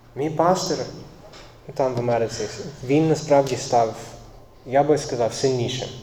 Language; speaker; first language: Ukrainian; non-native, fluent; English